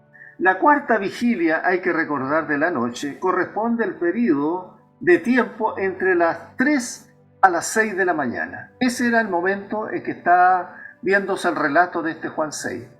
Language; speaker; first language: Spanish; native; Spanish